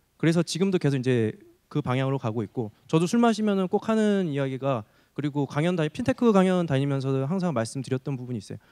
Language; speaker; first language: Korean; native; Korean